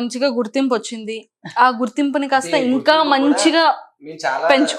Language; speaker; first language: Telugu; native; Telugu